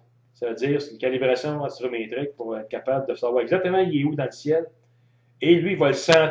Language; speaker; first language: French; native; French